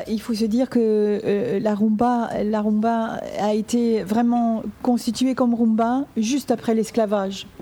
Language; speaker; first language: French; native; French